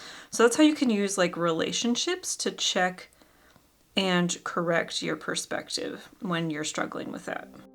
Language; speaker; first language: English; native; English